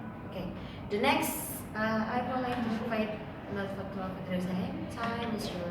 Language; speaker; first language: English; non-native, learner; Indonesian